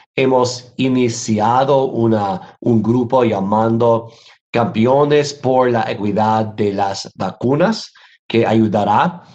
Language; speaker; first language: Spanish; non-native, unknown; English